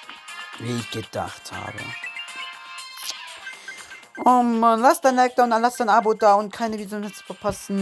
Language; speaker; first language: German; native; German